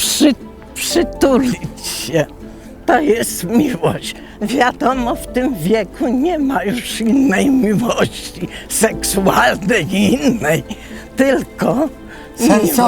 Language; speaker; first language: Polish; native; Polish